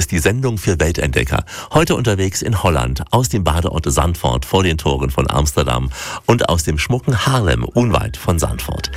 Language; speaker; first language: German; native; German